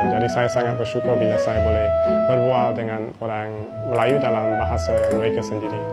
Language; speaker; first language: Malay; non-native, fluent; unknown